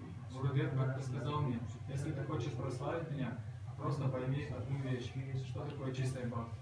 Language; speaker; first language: Russian; native; Russian